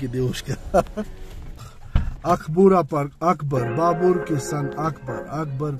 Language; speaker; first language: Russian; non-native, learner; Hindi